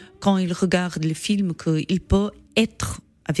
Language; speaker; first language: French; non-native, learner; Portuguese